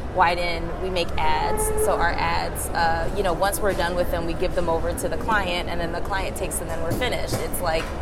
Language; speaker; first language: English; native; English